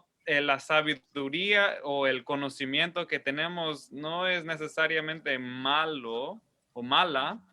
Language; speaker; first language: Spanish; non-native, fluent; English